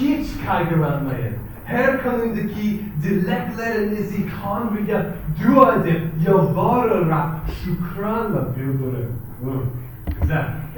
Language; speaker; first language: Turkish; non-native, fluent; English